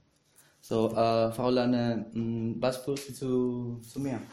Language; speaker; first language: German; non-native, learner; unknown